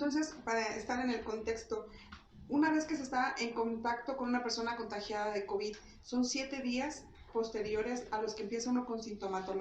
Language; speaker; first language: Spanish; native; Spanish